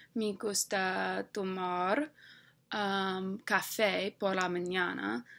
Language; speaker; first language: Spanish; non-native, learner; English